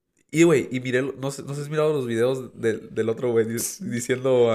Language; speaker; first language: Spanish; early bilingual, heritage; Spanish